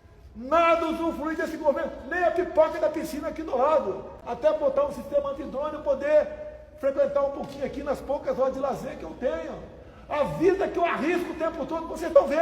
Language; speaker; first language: Portuguese; native; Portuguese